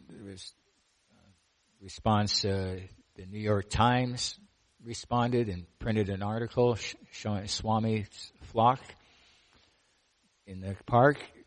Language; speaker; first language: English; native; English